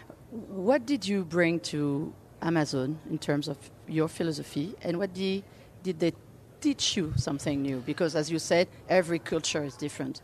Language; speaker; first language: English; non-native, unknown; French